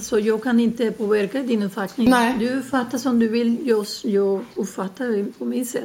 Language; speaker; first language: Swedish; non-native, learner; Spanish